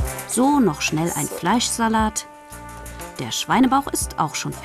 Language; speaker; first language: German; native; German